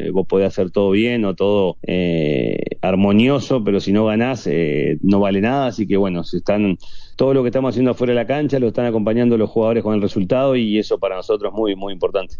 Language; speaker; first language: Spanish; native; Spanish